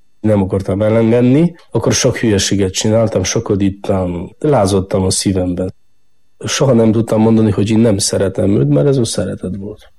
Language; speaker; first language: Hungarian; non-native, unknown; Polish